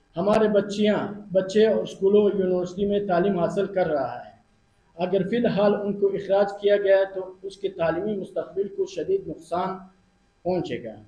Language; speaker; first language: Urdu; non-native, fluent; Pashto